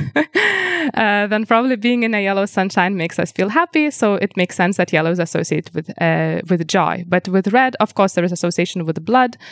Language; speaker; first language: English; non-native, fluent; Lithuanian